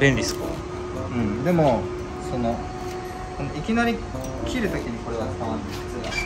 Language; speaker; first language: Japanese; native; Japanese